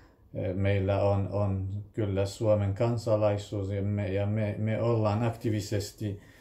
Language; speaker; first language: Finnish; non-native, fluent; Kurdish